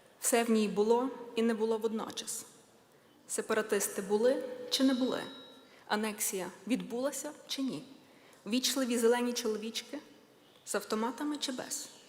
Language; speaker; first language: Ukrainian; native; Ukrainian